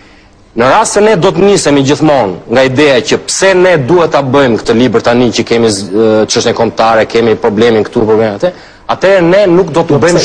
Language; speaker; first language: Albanian; native; Albanian